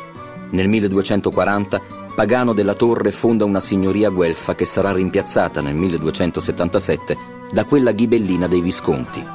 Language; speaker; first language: Italian; native; Italian